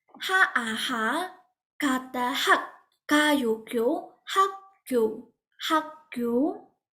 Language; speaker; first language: Korean; non-native, fluent; Burmese